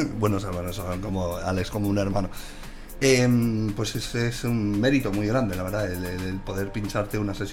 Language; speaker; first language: Spanish; native; Spanish